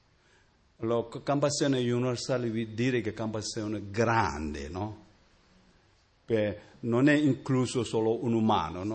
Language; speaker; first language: Italian; non-native, learner; Tibetan